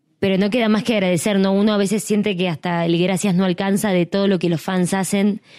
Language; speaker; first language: Spanish; native; Spanish